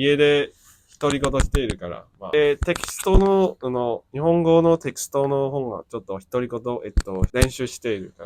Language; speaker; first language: Japanese; non-native, fluent; Chinese